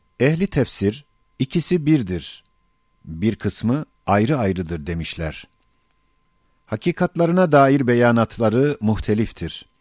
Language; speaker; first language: Turkish; native; Turkish